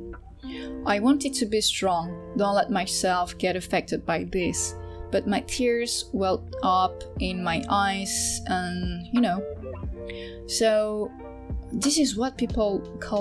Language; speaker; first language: English; non-native, fluent; French